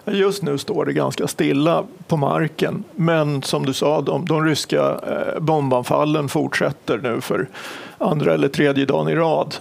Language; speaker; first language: Swedish; native; Swedish